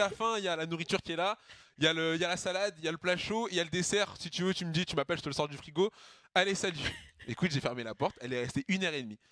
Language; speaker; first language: French; native; French